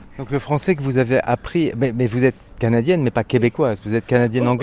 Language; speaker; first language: French; native; French